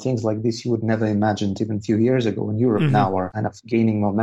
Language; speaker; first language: English; non-native, fluent; Russian